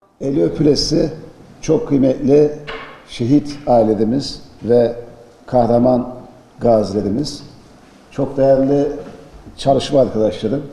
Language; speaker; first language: Turkish; native; Turkish